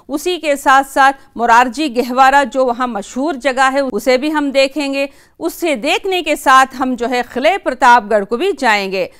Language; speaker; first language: Urdu; native; Urdu